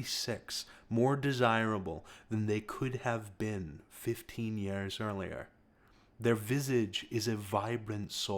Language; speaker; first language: English; native; English